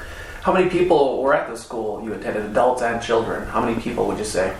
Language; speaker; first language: English; native; English